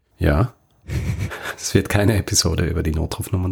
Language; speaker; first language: German; native; German